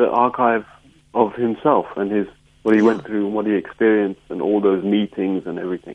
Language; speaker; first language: English; native; English